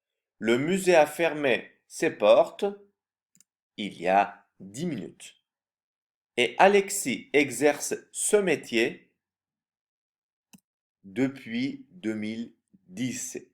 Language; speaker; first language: French; non-native, fluent; Turkish